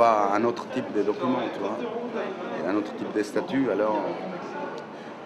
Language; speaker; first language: French; non-native, fluent; Spanish